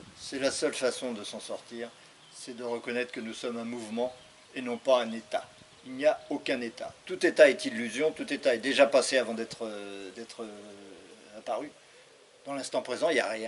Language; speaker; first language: French; native; French